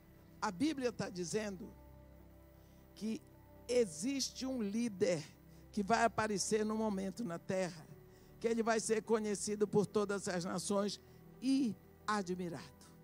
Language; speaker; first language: Portuguese; native; Portuguese